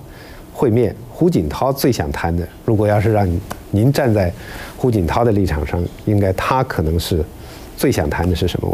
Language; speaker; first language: Chinese; native; Chinese